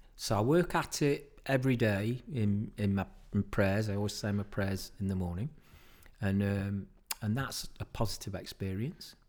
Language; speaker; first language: English; native; English